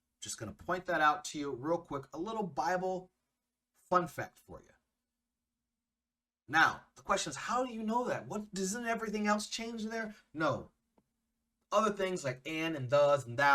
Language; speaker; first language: English; native; English